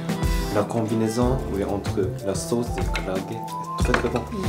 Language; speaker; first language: French; non-native, learner; Japanese